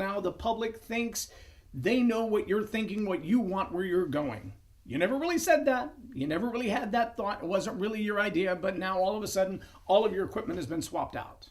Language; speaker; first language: English; native; English